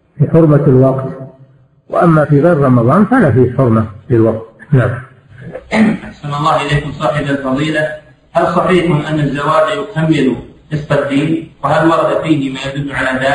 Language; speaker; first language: Arabic; native; Arabic